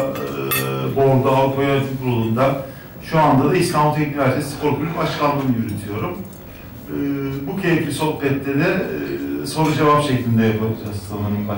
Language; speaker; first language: Turkish; native; Turkish